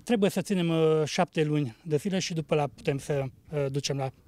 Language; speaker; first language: Romanian; non-native, local second language; Hungarian